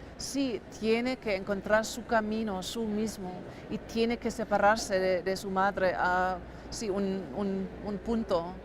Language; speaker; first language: Spanish; non-native, fluent; German